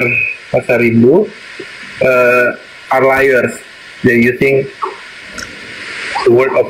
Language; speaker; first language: English; non-native, learner; Indonesian